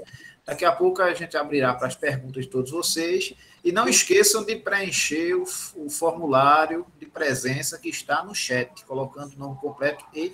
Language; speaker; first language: Portuguese; native; Portuguese